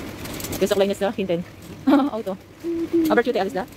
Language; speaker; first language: German; non-native, learner; Filipino